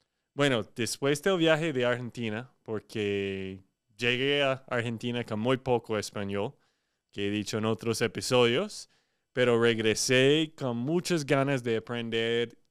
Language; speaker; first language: Spanish; non-native, fluent; English